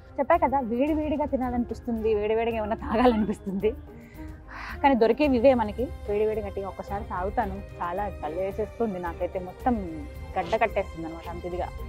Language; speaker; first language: Telugu; native; Telugu